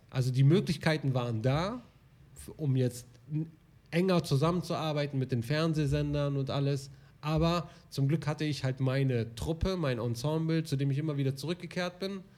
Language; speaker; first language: German; early bilingual, other home language; Arabic